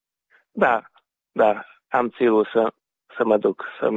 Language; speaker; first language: Romanian; early bilingual, heritage; Romanian